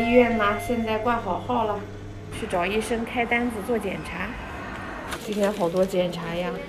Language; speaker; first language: Chinese; native; Chinese